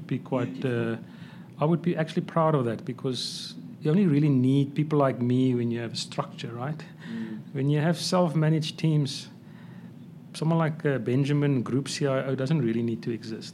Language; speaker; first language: English; non-native, local second language; Afrikaans